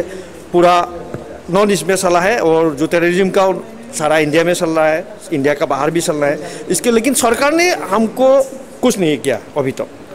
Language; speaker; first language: Hindi; non-native, local second language; Assamese